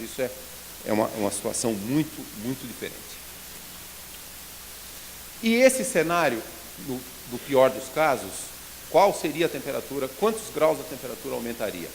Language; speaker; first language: Portuguese; native; Portuguese